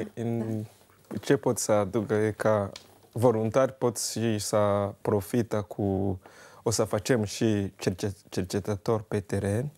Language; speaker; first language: Romanian; non-native, learner; Kinyarwanda